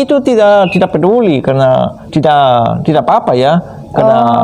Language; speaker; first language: Indonesian; non-native, fluent; Spanish